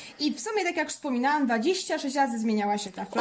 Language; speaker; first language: Polish; native; Polish